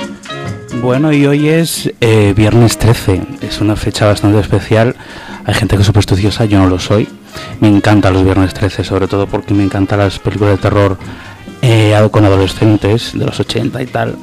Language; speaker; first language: Spanish; native; Spanish